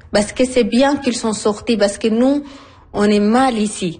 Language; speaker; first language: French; non-native, learner; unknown